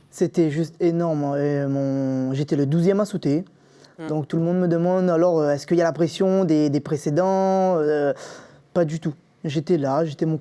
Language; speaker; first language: French; native; French